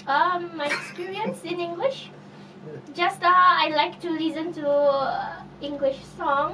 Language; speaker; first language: English; non-native, fluent; Indonesian